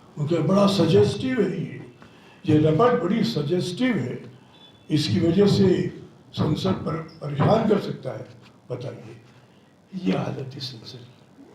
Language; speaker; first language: Hindi; non-native, local second language; Telugu